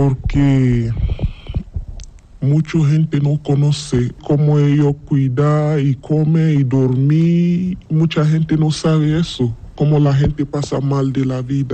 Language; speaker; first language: Spanish; non-native, learner; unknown